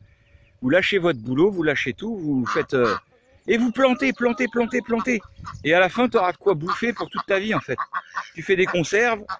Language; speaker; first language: French; native; French